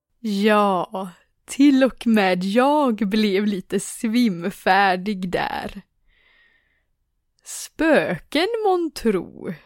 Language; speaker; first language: Swedish; native; Swedish